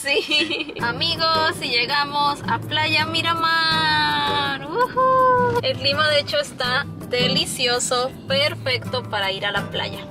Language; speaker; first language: Spanish; native; Spanish